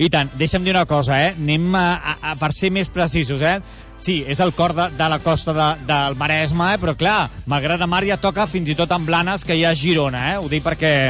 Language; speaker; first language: Catalan; native; Catalan